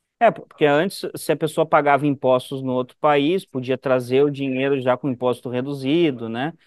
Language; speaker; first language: Portuguese; native; Portuguese